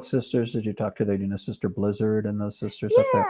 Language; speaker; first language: English; native; English